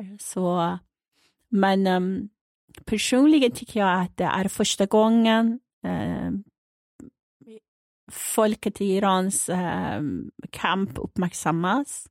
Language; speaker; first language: Swedish; non-native, fluent; Persian